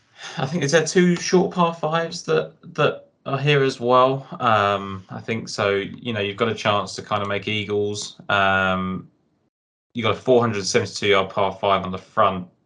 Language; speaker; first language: English; native; English